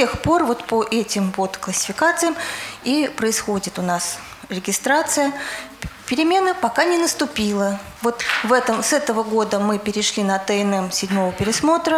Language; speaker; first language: Russian; native; Russian